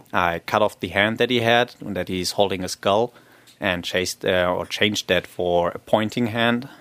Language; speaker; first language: English; non-native, fluent; German